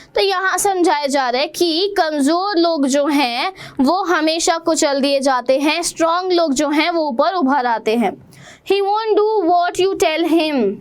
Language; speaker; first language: Hindi; native; Hindi